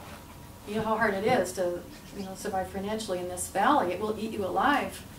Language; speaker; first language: English; native; English